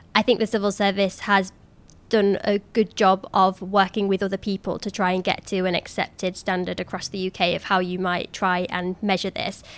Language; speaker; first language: English; native; English